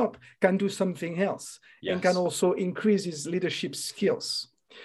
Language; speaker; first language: English; non-native, fluent; French